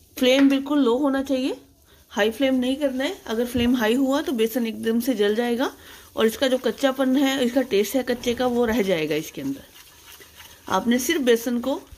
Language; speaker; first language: Hindi; non-native, local second language; Punjabi